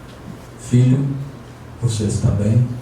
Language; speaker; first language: Portuguese; non-native, fluent; English